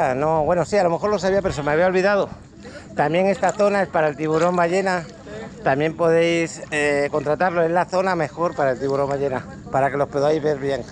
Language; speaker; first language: Spanish; native; Spanish